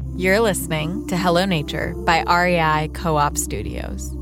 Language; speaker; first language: English; early bilingual, other home language; Urdu